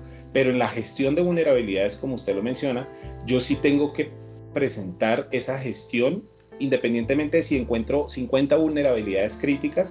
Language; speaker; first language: Spanish; native; Spanish